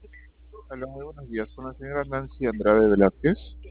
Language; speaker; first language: Spanish; native; Spanish